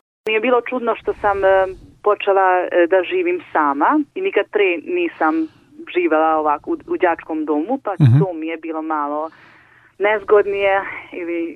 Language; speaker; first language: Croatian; non-native, local second language; Hungarian